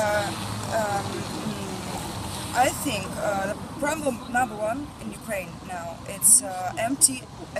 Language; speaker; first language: English; non-native, learner; Russian